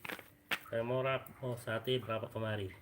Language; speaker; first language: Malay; non-native, local second language; Minangkabau